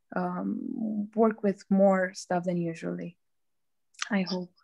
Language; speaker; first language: English; non-native, fluent; Romanian